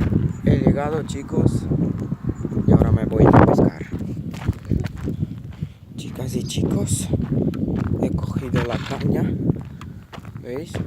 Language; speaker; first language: Spanish; non-native, local second language; Catalan